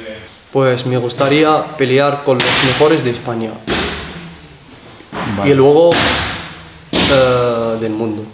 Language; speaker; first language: Spanish; non-native, learner; Arabic